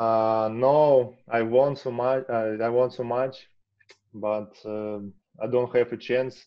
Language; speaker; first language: English; non-native, learner; Russian